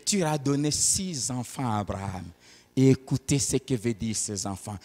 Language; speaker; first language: French; non-native, local second language; Lingala